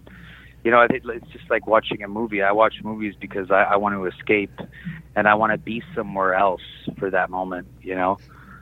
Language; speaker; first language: English; native; English